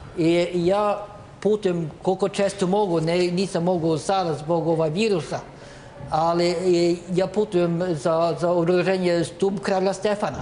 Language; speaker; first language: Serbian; non-native, learner; Norwegian